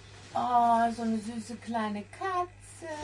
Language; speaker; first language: German; native; German